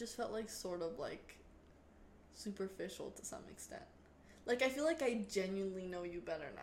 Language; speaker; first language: English; non-native, fluent; Spanish